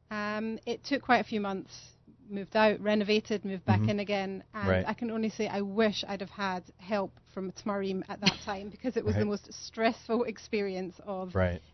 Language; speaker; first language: English; native; English